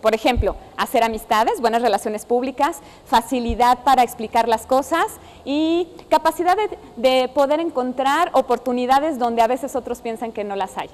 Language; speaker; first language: Spanish; native; Spanish